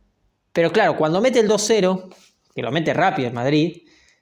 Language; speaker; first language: Spanish; native; Spanish